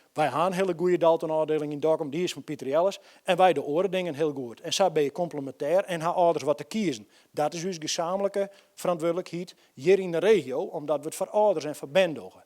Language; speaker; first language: Dutch; non-native, local second language; Western Frisian